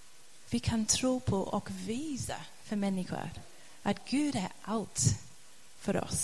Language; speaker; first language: Swedish; non-native, fluent; English